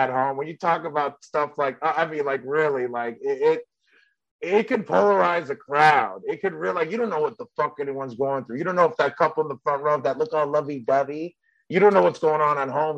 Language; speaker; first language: English; early bilingual, other home language; Spanish